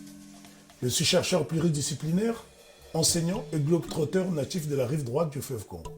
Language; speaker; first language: French; non-native, local second language; Kongo